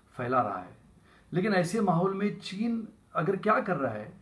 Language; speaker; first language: Hindi; non-native, local second language; Marathi